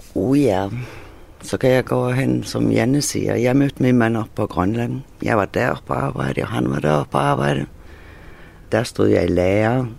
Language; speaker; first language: Danish; non-native, local second language; Faroese